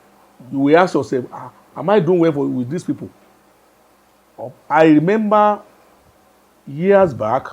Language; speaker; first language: English; non-native, local second language; Yoruba